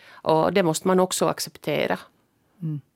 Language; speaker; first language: Swedish; non-native, local second language; Finnish